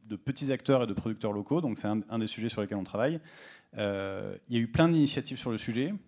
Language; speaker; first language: French; native; French